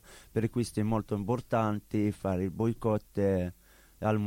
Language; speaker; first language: Italian; non-native, learner; Arabic